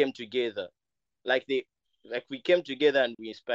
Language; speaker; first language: English; non-native, local second language; Bemba